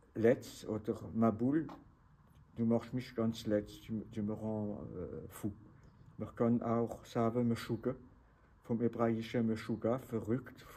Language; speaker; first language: German; non-native, local second language; Swiss German